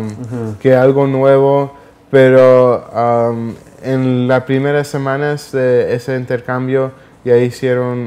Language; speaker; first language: Spanish; early bilingual, heritage; Spanish